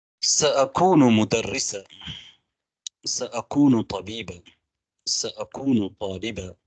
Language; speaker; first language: Arabic; non-native, fluent; Tamil